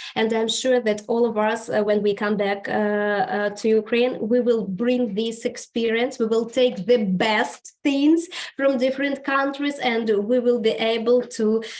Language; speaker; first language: English; non-native, fluent; Ukrainian